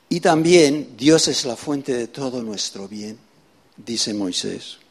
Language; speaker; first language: Spanish; native; Spanish